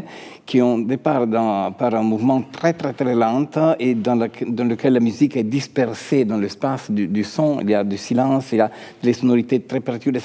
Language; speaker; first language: French; non-native, fluent; Italian